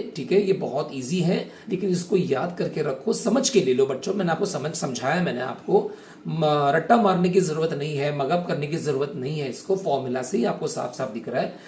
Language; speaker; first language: Hindi; native; Hindi